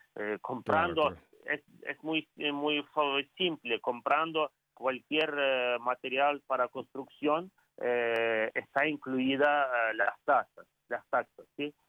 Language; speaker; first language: Spanish; non-native, fluent; Ukrainian